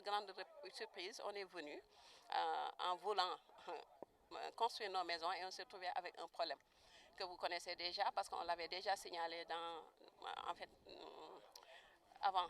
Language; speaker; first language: French; non-native, local second language; Wolof